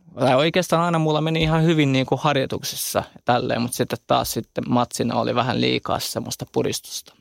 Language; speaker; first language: Finnish; early bilingual, other home language; Albanian